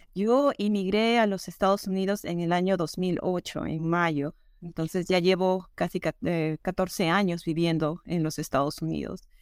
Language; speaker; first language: Spanish; native; Spanish